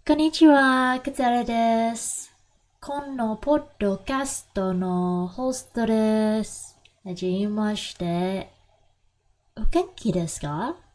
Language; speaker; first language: Japanese; non-native, learner; English